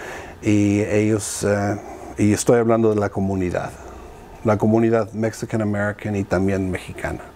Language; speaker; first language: Spanish; early bilingual, heritage; Spanish